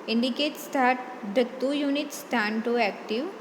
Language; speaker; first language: English; non-native, local second language; Gujarati